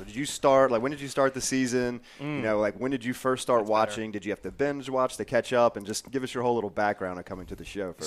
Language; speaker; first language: English; native; English